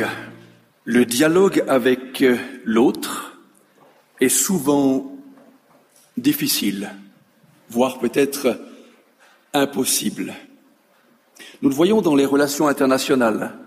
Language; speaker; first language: French; native; French